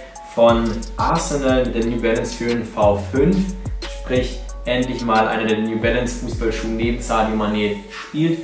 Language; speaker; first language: German; native; German